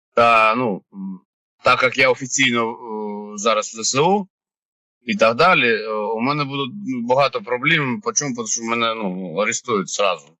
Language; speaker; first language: Ukrainian; non-native, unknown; Georgian